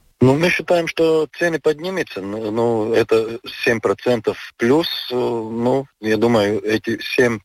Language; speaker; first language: Russian; non-native, local second language; Latvian